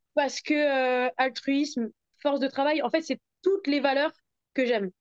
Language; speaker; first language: French; native; French